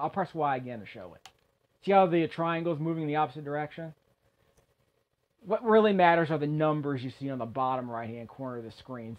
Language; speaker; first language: English; native; English